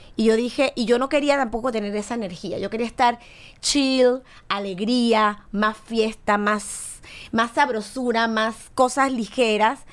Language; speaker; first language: Spanish; native; Spanish